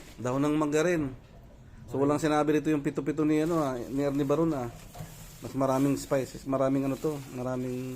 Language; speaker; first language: Filipino; non-native, local second language; Iloko